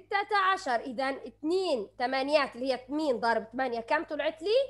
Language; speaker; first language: Arabic; native; Arabic